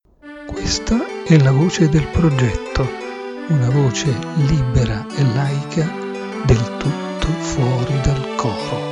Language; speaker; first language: Italian; native; Italian